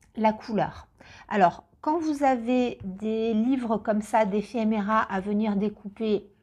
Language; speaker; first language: French; native; French